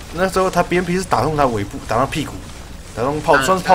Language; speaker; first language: Chinese; native; Chinese